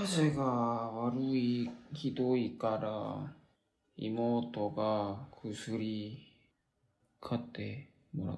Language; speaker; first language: Japanese; non-native, learner; Korean